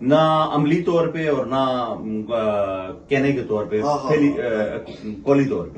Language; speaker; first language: Hindi; native; Hindi